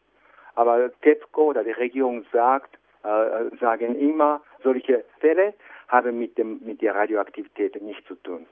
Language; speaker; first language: German; non-native, fluent; Japanese